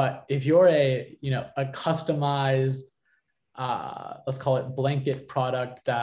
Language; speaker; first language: English; native; English